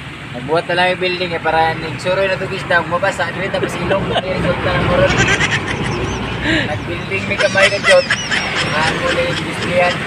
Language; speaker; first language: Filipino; non-native, local second language; Cebuano